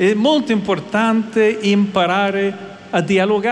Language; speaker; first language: Italian; non-native, fluent; English